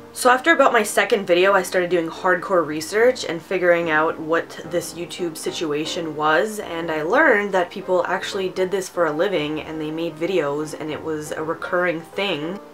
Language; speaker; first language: English; early bilingual, other home language; Romanian